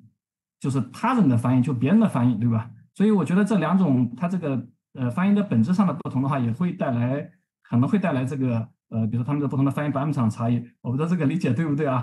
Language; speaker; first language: Chinese; native; Chinese